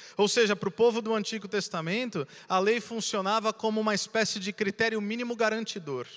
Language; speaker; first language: Portuguese; native; Portuguese